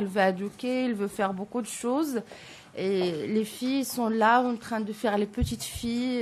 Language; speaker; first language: French; non-native, local second language; Arabic